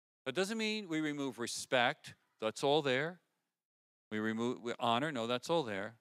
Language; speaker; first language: English; native; English